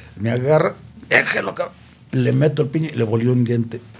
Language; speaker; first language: Spanish; native; Spanish